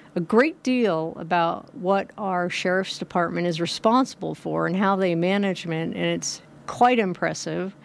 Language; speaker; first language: English; native; English